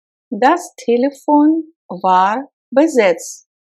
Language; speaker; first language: German; non-native, fluent; Russian